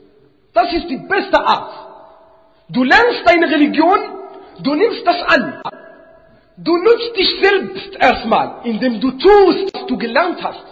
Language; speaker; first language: German; non-native, fluent; Arabic